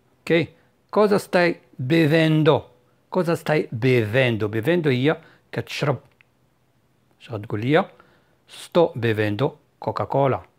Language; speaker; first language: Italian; non-native, fluent; Arabic